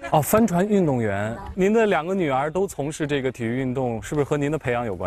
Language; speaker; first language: Chinese; native; Chinese